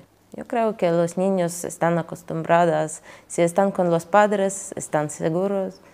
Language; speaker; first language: Spanish; non-native, fluent; Ukrainian